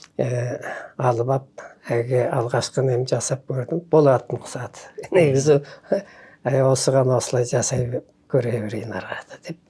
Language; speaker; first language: Kazakh; early bilingual, heritage; Kazakh